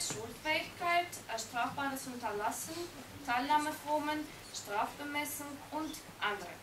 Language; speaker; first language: German; non-native, learner; Russian